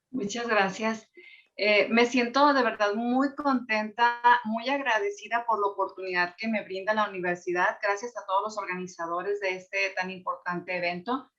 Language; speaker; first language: Spanish; native; Spanish